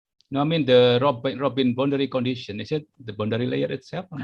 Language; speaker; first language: English; non-native, fluent; Indonesian